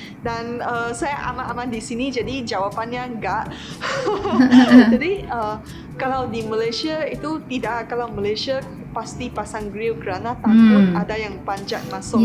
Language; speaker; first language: Indonesian; non-native, fluent; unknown